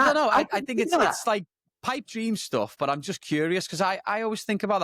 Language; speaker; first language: English; native; English